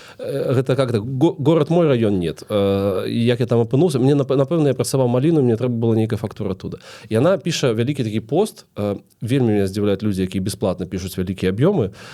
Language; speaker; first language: Belarusian; non-native, local second language; Russian